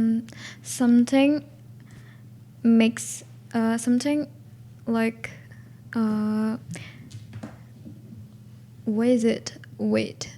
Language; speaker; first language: English; non-native, learner; Indonesian